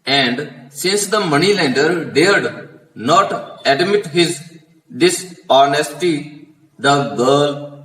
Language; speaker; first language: English; non-native, local second language; Punjabi